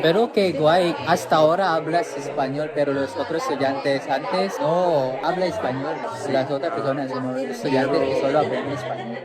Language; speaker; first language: Spanish; non-native, fluent; Cebuano